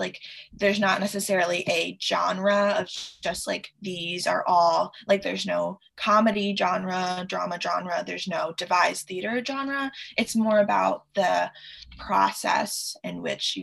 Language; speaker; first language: English; early bilingual, other home language; Chinese